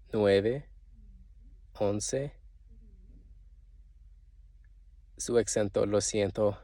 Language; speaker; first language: Spanish; non-native, learner; English